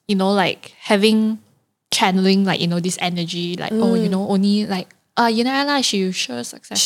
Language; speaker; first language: English; non-native, local second language; Cantonese